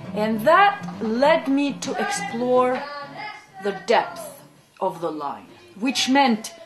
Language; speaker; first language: English; non-native, fluent; French